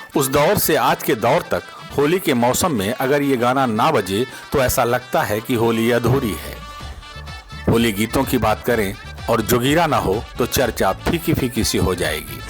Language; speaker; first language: Hindi; native; Hindi